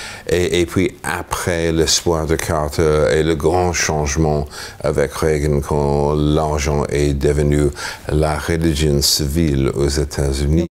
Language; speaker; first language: French; non-native, fluent; English